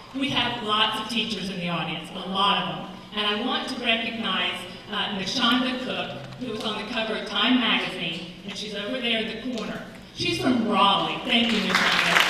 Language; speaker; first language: English; native; English